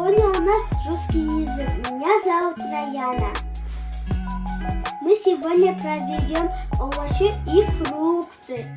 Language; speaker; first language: Russian; non-native, local second language; Kyrgyz